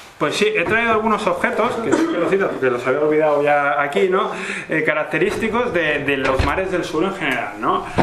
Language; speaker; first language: Spanish; native; Spanish